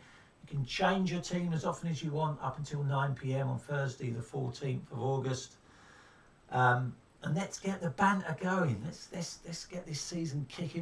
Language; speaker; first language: English; native; English